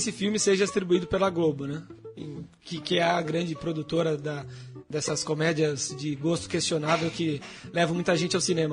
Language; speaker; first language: Portuguese; native; Portuguese